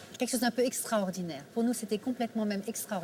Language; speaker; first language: French; native; French